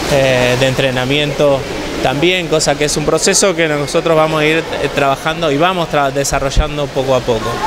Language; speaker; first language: Spanish; native; Spanish